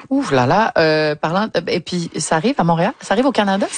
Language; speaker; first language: French; native; French